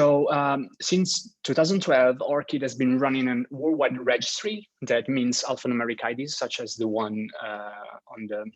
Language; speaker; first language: English; non-native, fluent; Italian